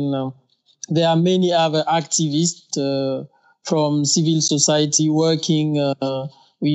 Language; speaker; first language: English; non-native, fluent; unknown